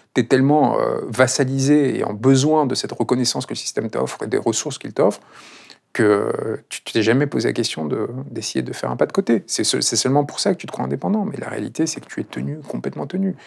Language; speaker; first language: French; non-native, fluent; Spanish